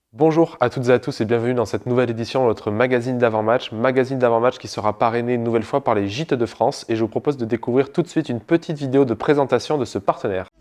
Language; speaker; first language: French; native; French